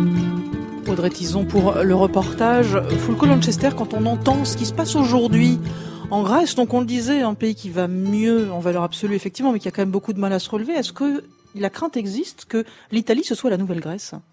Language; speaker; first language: French; native; French